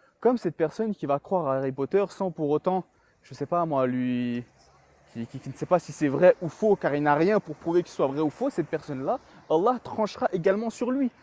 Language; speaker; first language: French; early bilingual, other home language; Chechen